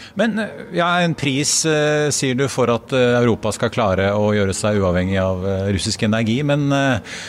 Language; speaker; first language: Norwegian; native; Norwegian